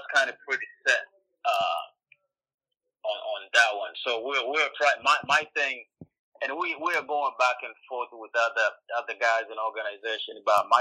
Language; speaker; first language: English; non-native, local second language; Swahili